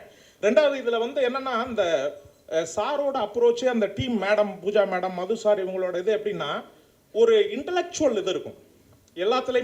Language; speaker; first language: Tamil; native; Tamil